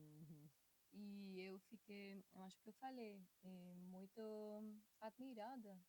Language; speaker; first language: Portuguese; non-native, fluent; Spanish